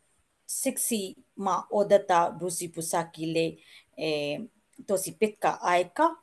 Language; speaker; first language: Finnish; non-native, learner; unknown